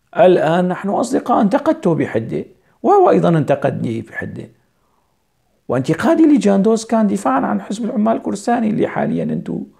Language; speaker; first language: Arabic; non-native, local second language; Kurdish